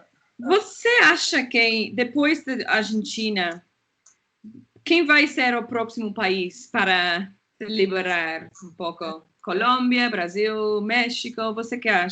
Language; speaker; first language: Portuguese; non-native, fluent; English